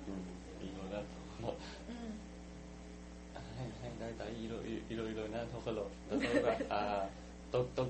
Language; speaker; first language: Japanese; non-native, learner; Thai